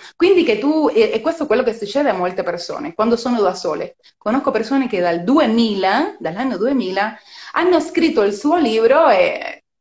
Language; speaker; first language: Italian; non-native, fluent; Spanish